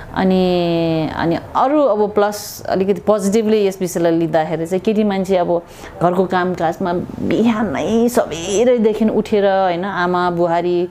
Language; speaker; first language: Nepali; non-native, local second language; Tibetan